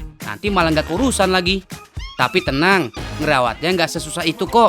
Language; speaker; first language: Indonesian; native; Indonesian